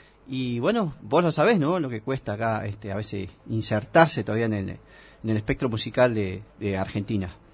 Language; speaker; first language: Spanish; native; Spanish